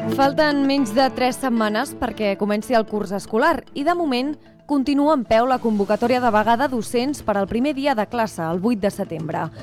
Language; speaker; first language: Catalan; native; Catalan